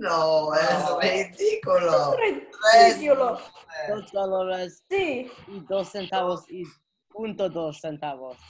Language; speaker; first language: Spanish; non-native, learner; English